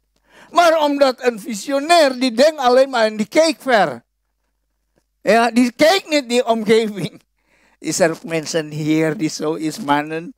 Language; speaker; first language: Dutch; non-native, fluent; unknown